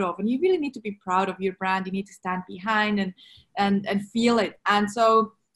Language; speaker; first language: English; non-native, fluent; Swiss German